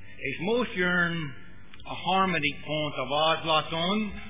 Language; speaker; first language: Hungarian; non-native, fluent; English